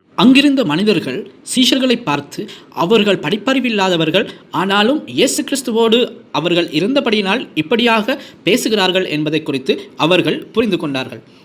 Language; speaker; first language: Tamil; non-native, fluent; English